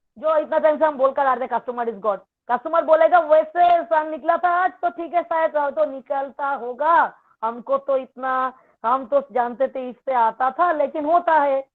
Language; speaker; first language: Hindi; non-native, local second language; Bangla